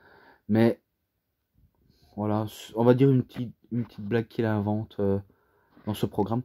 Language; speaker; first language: French; native; French